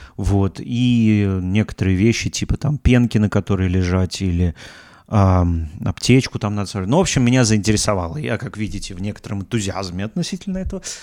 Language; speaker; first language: Russian; native; Russian